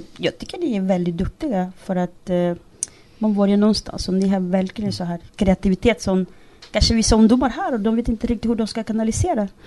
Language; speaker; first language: Swedish; native; Swedish